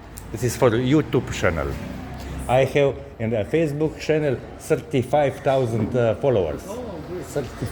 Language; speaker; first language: English; non-native, learner; Slovenian